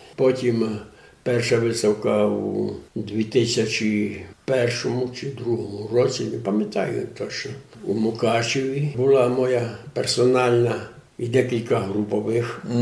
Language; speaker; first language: Ukrainian; native; Ukrainian